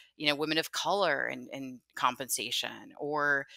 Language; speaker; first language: English; native; English